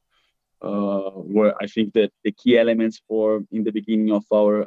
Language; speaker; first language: English; non-native, fluent; Portuguese